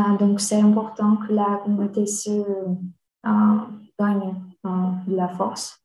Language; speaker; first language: French; non-native, learner; Portuguese